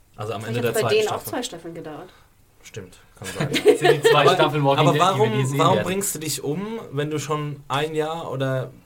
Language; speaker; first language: German; native; German